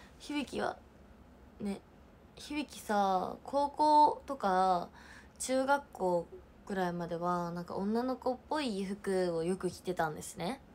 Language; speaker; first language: Japanese; native; Japanese